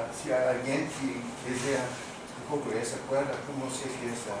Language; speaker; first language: Spanish; non-native, fluent; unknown